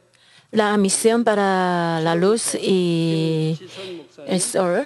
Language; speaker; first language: Spanish; non-native, learner; Korean